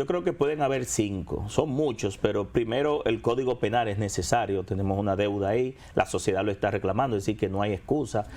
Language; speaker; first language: Spanish; native; Spanish